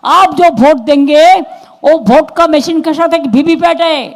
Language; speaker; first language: Hindi; non-native, local second language; Bangla